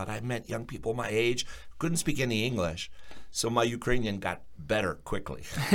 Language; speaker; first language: English; early bilingual, other home language; Ukrainian